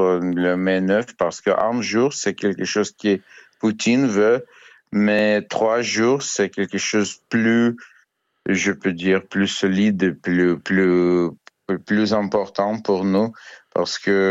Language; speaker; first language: French; non-native, learner; Ukrainian